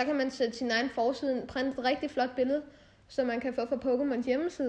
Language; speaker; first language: Danish; native; Danish